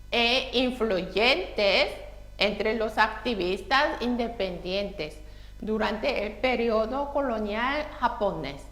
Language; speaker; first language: Spanish; non-native, fluent; Korean